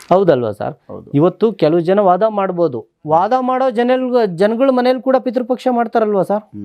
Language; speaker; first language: Kannada; native; Kannada